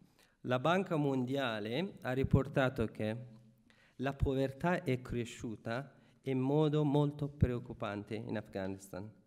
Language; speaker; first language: Italian; non-native, fluent; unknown